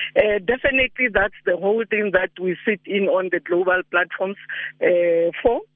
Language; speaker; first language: English; non-native, local second language; Northern Sotho